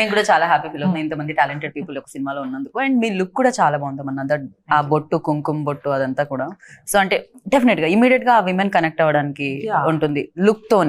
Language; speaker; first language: Telugu; native; Telugu